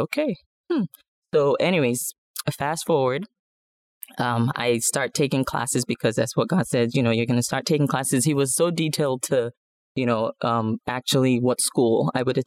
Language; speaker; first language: English; non-native, local second language; Yoruba